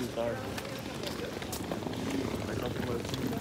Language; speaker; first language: Dutch; native; Dutch